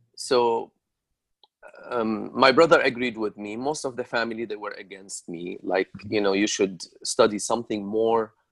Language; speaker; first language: English; non-native, fluent; Arabic